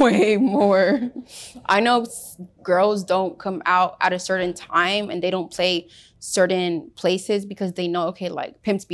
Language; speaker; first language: English; early bilingual, other home language; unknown